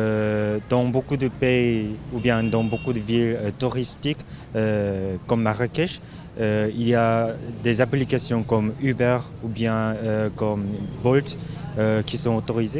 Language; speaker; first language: French; non-native, local second language; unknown